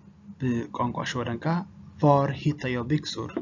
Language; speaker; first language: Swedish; non-native, fluent; Tigrinya